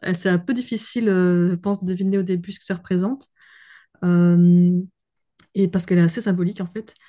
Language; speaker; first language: French; native; French